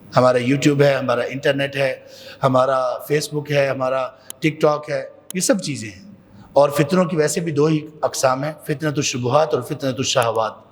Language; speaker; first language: Urdu; non-native, local second language; Punjabi